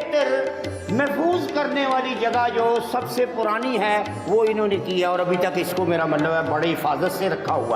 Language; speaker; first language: Hindi; non-native, local second language; Punjabi